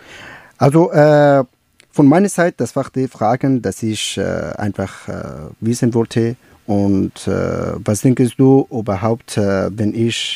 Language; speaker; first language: German; non-native, learner; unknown